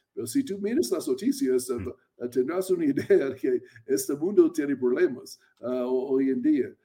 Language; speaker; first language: Spanish; non-native, fluent; English